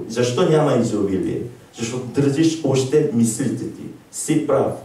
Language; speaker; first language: Bulgarian; non-native, learner; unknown